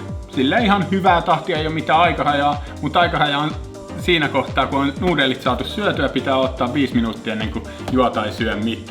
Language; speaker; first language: Finnish; native; Finnish